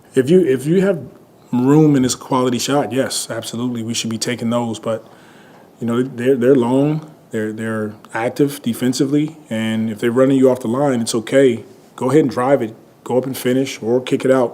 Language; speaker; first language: English; native; English